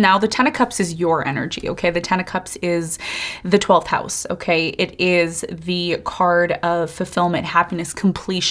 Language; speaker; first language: English; native; English